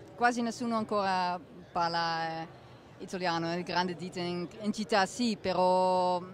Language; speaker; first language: Italian; non-native, fluent; Dutch